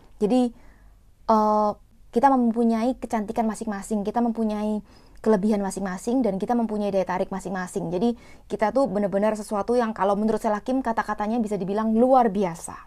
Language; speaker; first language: Indonesian; non-native, fluent; Korean